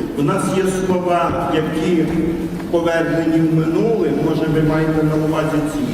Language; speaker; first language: Ukrainian; native; Ukrainian